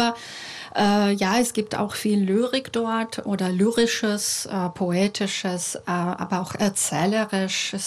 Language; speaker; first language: German; non-native, fluent; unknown